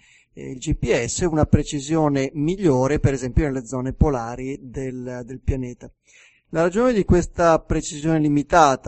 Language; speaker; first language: Italian; native; Italian